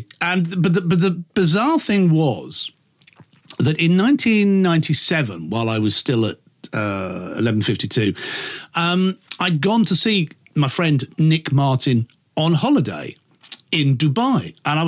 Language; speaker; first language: English; native; English